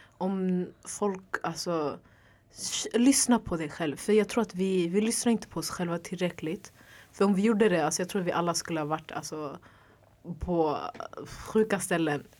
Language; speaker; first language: Swedish; early bilingual, other home language; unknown